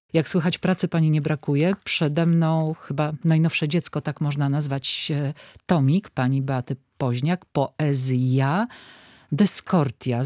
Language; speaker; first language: Polish; native; Polish